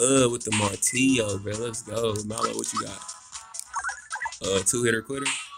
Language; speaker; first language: English; native; English